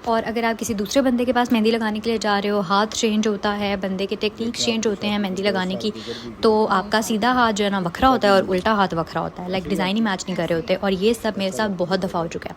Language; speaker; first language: Urdu; non-native, local second language; Punjabi